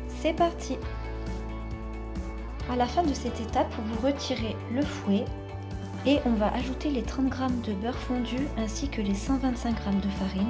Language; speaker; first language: French; native; French